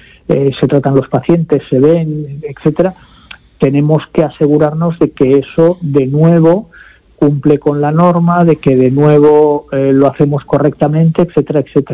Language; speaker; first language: Spanish; native; Spanish